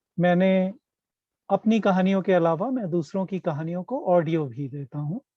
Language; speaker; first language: Hindi; native; Hindi